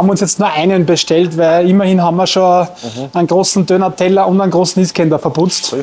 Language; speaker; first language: German; native; German